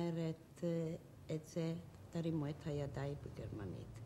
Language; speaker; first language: Hebrew; non-native, fluent; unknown